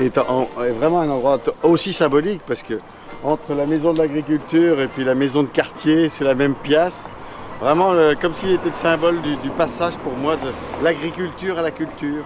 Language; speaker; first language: French; native; French